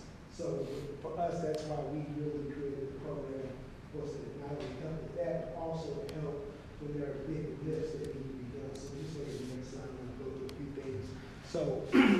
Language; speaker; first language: English; native; English